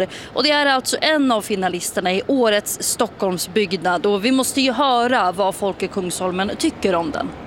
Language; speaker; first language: Swedish; native; Swedish